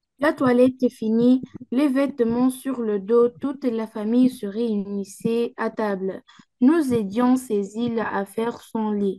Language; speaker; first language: French; non-native, learner; Arabic